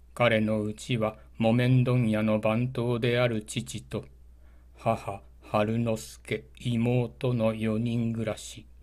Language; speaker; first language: Japanese; native; Japanese